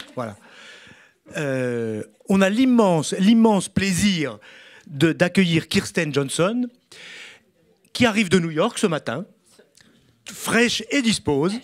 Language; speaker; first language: French; native; French